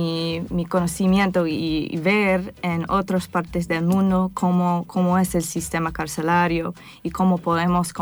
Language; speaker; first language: Spanish; non-native, fluent; English